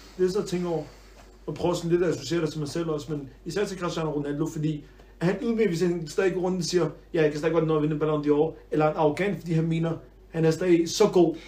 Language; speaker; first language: Danish; early bilingual, other home language; Arabic